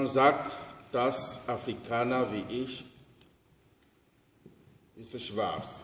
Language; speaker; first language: German; non-native, learner; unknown